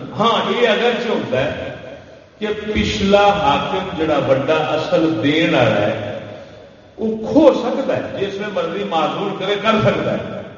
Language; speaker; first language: Urdu; non-native, local second language; Punjabi